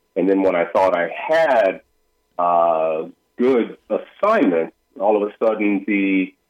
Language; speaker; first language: English; native; English